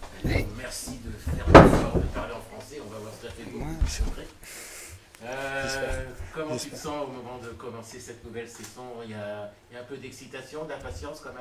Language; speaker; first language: French; native; French